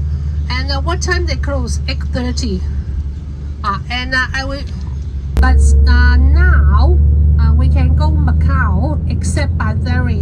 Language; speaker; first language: English; non-native, fluent; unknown